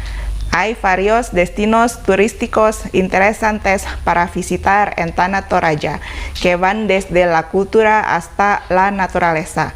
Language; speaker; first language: Spanish; non-native, fluent; Indonesian